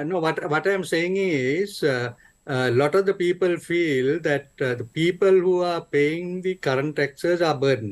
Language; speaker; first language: English; non-native, local second language; Sinhala